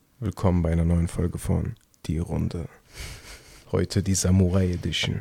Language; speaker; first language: German; early bilingual, other home language; Turkish